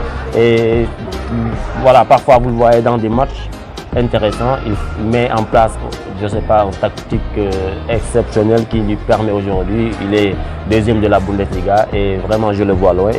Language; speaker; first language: French; non-native, local second language; Wolof